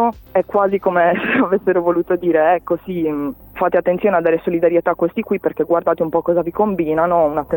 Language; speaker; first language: Italian; native; Italian